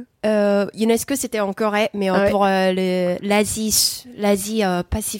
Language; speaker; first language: French; non-native, fluent; Korean